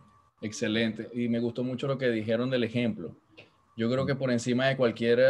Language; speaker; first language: Spanish; native; Spanish